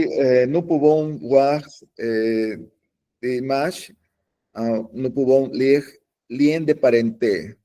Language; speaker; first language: French; non-native, learner; Spanish